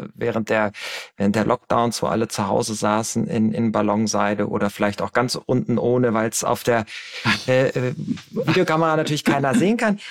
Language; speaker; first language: German; native; German